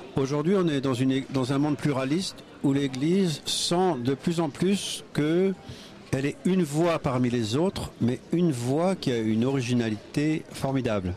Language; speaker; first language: French; native; French